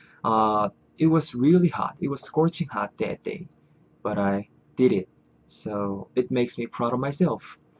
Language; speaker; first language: English; non-native, fluent; Korean